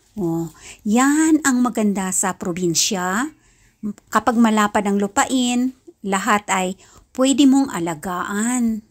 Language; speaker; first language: Filipino; non-native, local second language; Kinaray-a